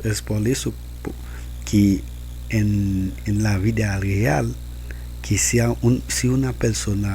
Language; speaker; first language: Spanish; non-native, learner; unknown